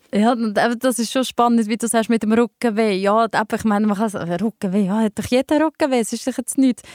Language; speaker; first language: German; native; German